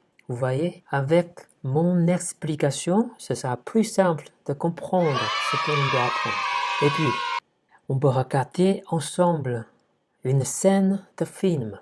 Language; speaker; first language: French; non-native, fluent; Chinese